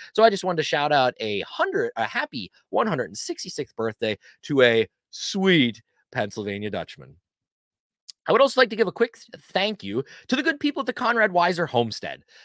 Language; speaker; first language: English; native; English